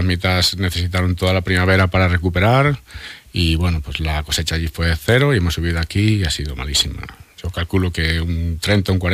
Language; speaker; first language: Spanish; native; Spanish